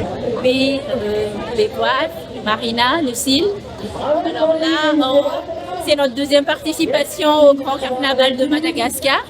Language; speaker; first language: French; non-native, local second language; Malagasy